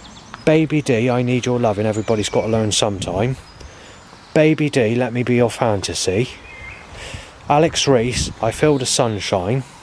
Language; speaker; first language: English; native; English